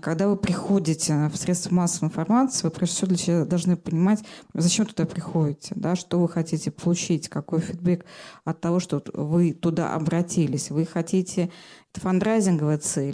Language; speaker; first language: Russian; native; Russian